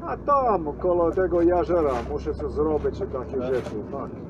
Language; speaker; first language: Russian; non-native, learner; Polish